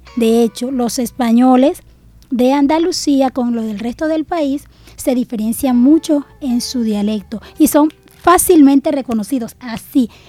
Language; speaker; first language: Spanish; native; Spanish